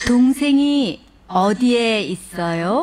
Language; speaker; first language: Korean; non-native, learner; Indonesian